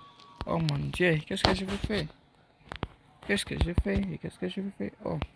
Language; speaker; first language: French; non-native, learner; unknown